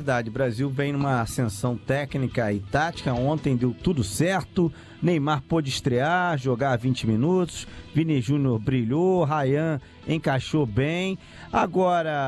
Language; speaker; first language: Portuguese; native; Portuguese